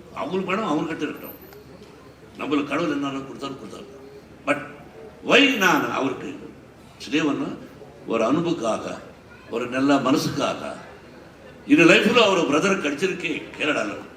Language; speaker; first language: Tamil; non-native, learner; Telugu